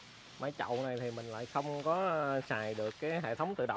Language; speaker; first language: Vietnamese; native; Vietnamese